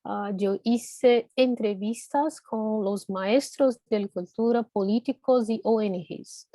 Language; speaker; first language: Spanish; non-native, fluent; Portuguese